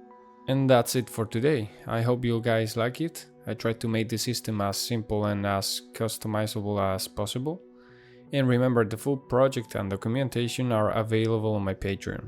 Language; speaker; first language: English; non-native, fluent; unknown